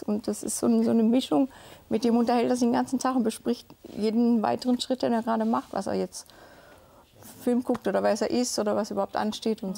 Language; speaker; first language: German; native; German